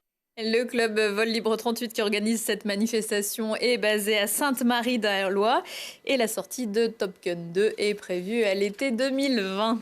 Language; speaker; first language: French; native; French